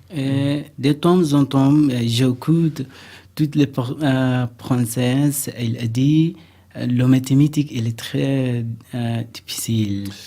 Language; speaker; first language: French; non-native, learner; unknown